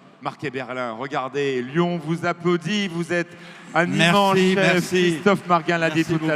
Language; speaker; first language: French; native; French